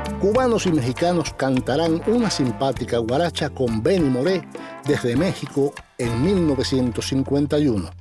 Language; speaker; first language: Spanish; native; Spanish